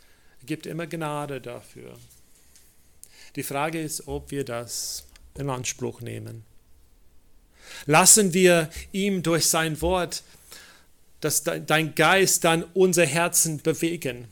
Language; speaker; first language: German; non-native, fluent; English